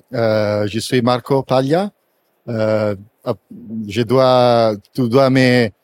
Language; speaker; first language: French; non-native, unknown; Italian